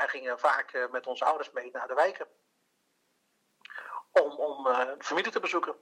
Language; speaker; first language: Dutch; early bilingual, other home language; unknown